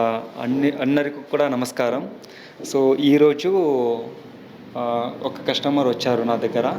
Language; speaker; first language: Telugu; non-native, local second language; Hindi